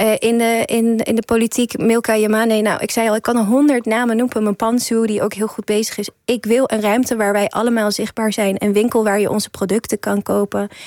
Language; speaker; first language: Dutch; early bilingual, other home language; Persian